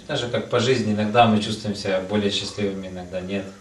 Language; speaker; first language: Russian; native; Russian